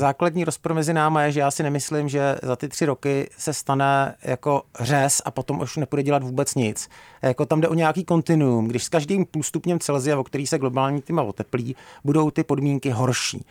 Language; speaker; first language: Czech; native; Czech